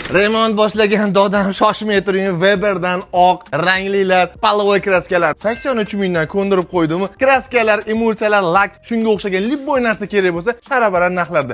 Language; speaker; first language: Uzbek; native; Uzbek